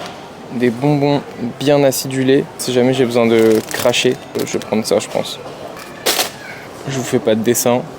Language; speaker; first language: French; native; French